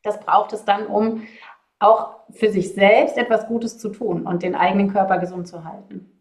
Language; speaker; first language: German; native; German